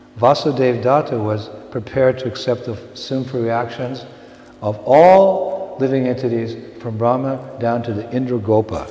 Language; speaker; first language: English; native; English